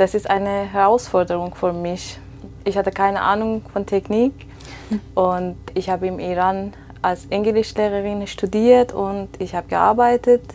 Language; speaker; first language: German; non-native, fluent; Persian